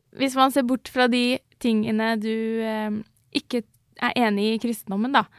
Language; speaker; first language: Norwegian; early bilingual, other home language; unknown